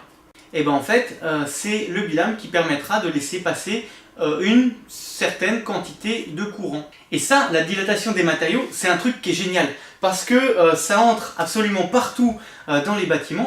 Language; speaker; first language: French; native; French